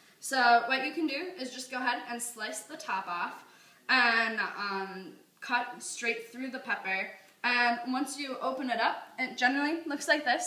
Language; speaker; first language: English; native; English